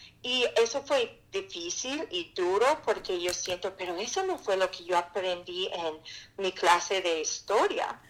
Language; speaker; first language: Spanish; non-native, fluent; English